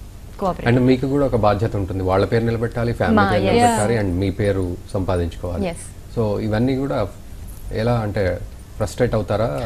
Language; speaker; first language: Telugu; native; Telugu